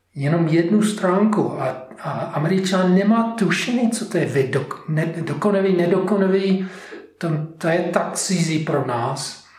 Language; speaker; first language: Czech; non-native, fluent; English